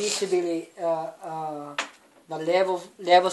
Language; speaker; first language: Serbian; non-native, learner; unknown